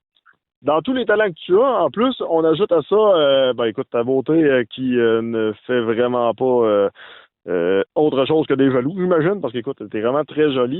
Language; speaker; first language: French; native; French